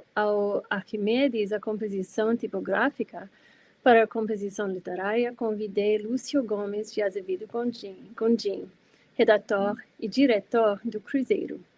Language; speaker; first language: Portuguese; non-native, fluent; English